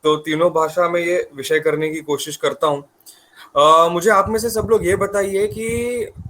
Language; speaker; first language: Hindi; non-native, local second language; Marathi